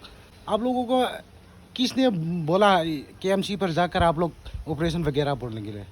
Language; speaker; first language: Hindi; non-native, local second language; Thado Chin